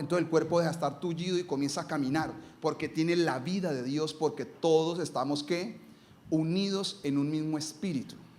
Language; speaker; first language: Spanish; native; Spanish